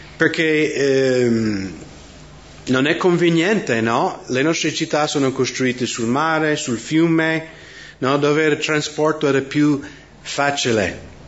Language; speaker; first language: Italian; non-native, fluent; English